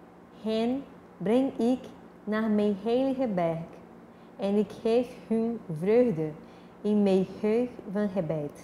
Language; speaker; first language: Dutch; non-native, fluent; Portuguese